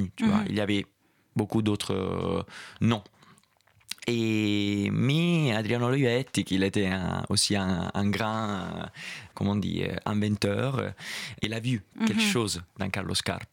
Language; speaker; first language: French; non-native, fluent; Italian